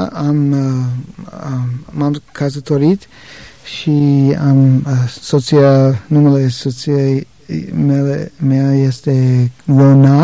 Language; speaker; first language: Romanian; non-native, learner; English